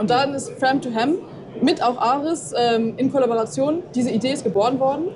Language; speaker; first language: German; native; German